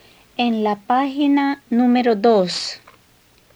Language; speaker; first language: Spanish; native; Spanish